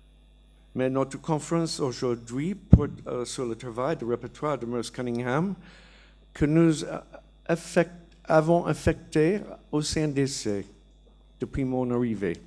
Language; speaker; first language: French; non-native, learner; English